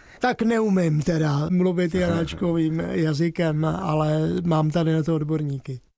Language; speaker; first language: Czech; native; Czech